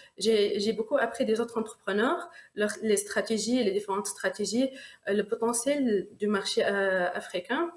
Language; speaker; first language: French; non-native, local second language; Arabic